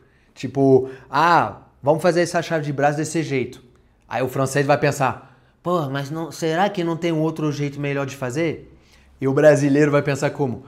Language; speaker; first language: Portuguese; non-native, fluent; French